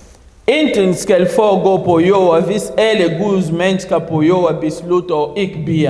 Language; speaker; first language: Danish; non-native, fluent; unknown